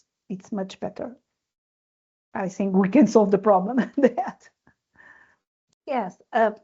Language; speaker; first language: English; non-native, learner; Portuguese